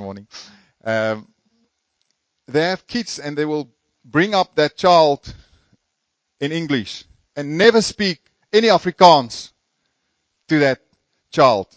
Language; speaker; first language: English; non-native, local second language; Afrikaans